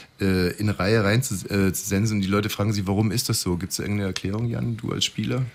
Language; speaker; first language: German; native; German